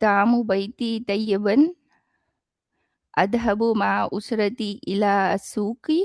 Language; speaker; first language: Arabic; non-native, learner; Hindi